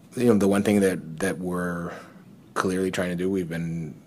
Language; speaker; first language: English; native; English